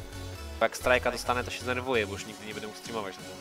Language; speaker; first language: Polish; native; Polish